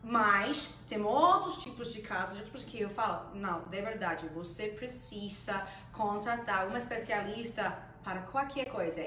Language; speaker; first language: Portuguese; non-native, fluent; Spanish